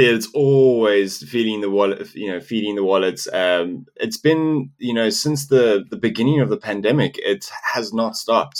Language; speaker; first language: English; non-native, local second language; Afrikaans